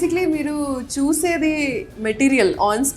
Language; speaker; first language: Telugu; non-native, local second language; Hindi